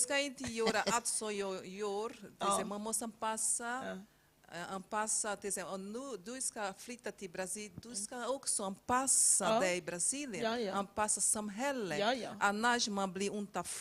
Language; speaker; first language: Swedish; non-native, fluent; Portuguese